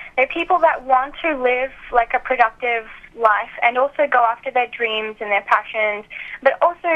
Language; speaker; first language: English; native; English